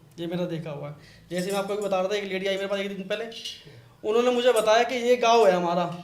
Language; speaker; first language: Hindi; native; Hindi